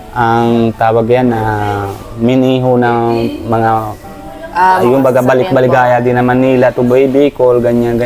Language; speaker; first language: Filipino; non-native, learner; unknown